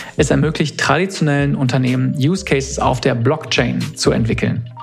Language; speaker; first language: German; native; German